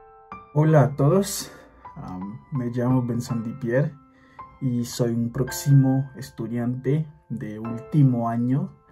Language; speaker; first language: Spanish; non-native, fluent; Haitian Creole